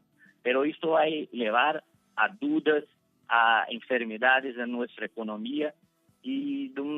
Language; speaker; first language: Spanish; non-native, fluent; Portuguese